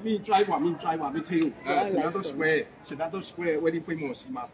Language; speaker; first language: English; non-native, learner; Chinese